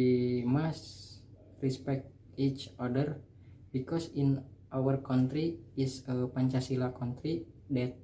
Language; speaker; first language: English; non-native, learner; Indonesian